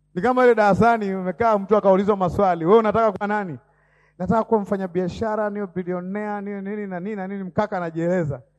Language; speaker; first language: Swahili; native; Swahili